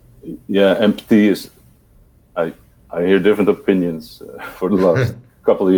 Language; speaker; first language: English; non-native, fluent; Dutch